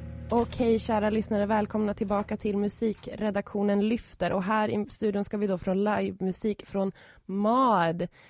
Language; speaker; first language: Swedish; native; Swedish